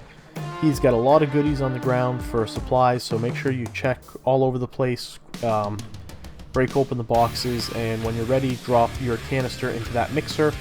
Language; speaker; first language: English; native; English